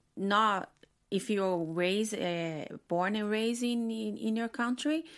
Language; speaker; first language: English; non-native, fluent; Portuguese